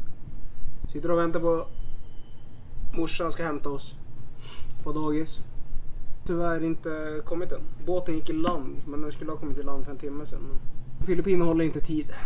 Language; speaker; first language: Swedish; native; Swedish